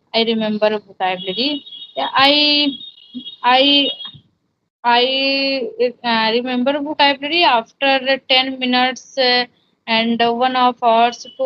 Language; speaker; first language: English; non-native, learner; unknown